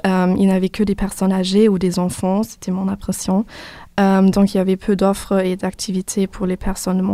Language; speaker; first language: French; non-native, fluent; German